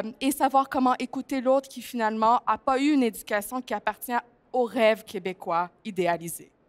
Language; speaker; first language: French; early bilingual, other home language; Greek